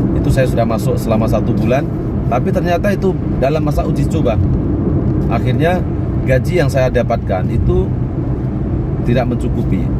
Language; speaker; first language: Indonesian; native; Indonesian